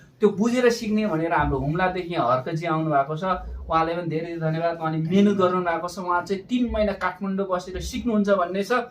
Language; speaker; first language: Nepali; native; Nepali